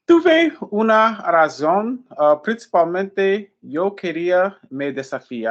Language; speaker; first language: Spanish; non-native, learner; English